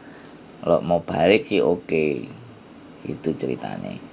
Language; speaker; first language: Indonesian; non-native, local second language; Javanese